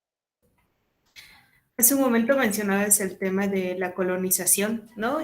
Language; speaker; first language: Spanish; native; Spanish